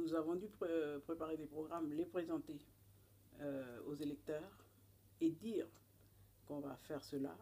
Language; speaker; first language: French; non-native, local second language; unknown